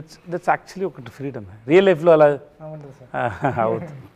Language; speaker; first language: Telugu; non-native, learner; Tamil